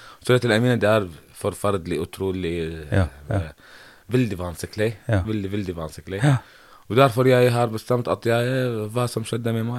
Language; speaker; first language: Norwegian; non-native, learner; Arabic